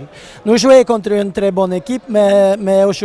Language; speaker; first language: French; non-native, learner; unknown